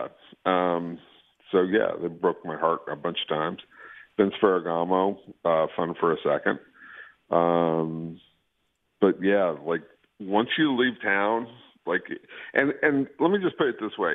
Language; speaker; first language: English; native; English